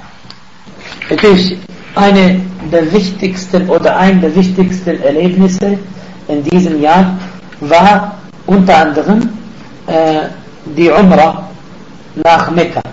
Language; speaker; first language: German; non-native, fluent; Arabic